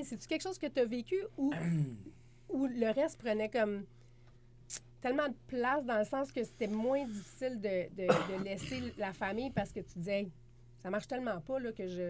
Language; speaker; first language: French; native; French